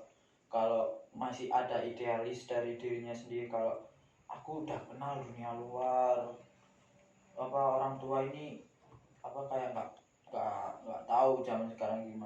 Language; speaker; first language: Indonesian; native; Indonesian